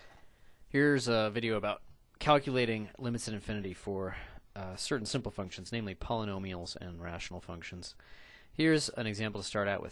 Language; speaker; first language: English; native; English